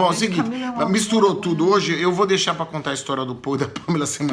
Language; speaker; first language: Portuguese; native; Portuguese